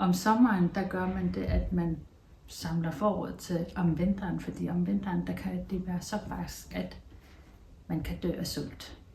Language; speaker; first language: Danish; non-native, local second language; Kalaallisut